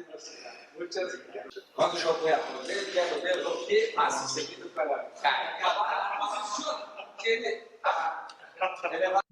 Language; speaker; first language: Spanish; non-native, learner; Portuguese